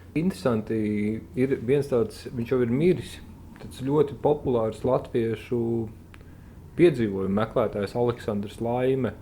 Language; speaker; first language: Latvian; native; Latvian